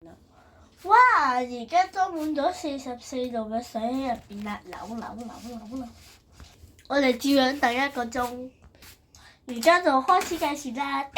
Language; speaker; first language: Cantonese; native; Cantonese